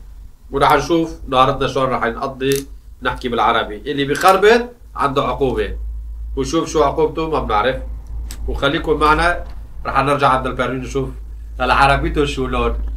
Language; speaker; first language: Arabic; non-native, local second language; Kurdish